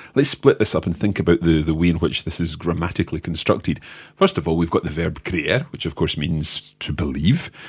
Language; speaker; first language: English; native; English